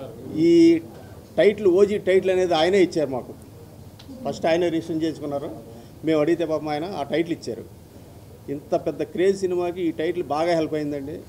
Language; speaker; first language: Telugu; native; Telugu